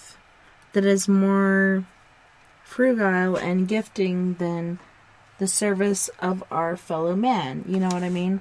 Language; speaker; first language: English; native; English